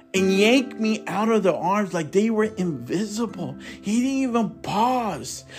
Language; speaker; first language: English; native; English